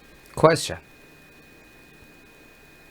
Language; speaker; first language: English; non-native, learner; Persian